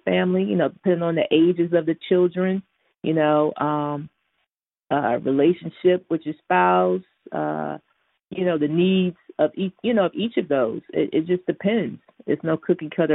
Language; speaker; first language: English; native; English